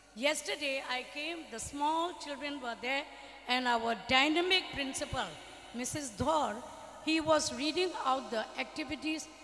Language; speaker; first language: English; non-native, fluent; Burmese